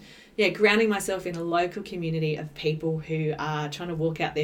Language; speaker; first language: English; native; English